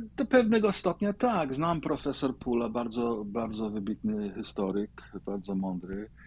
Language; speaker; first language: Polish; early bilingual, heritage; Polish